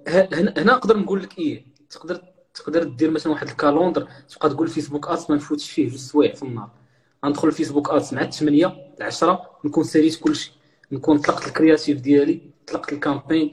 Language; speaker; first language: Arabic; native; Arabic